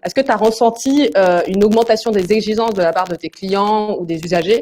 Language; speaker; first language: French; native; French